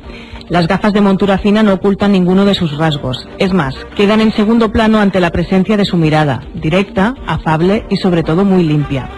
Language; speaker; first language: Spanish; native; Spanish